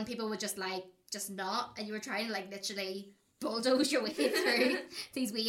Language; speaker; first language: English; native; English